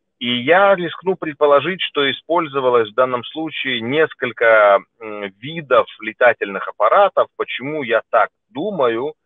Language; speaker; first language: Russian; native; Russian